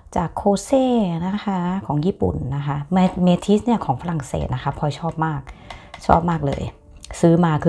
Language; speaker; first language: Thai; native; Thai